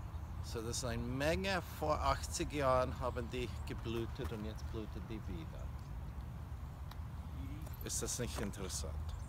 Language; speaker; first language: German; non-native, learner; English